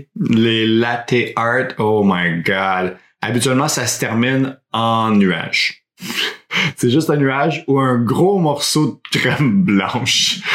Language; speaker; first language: French; early bilingual, heritage; French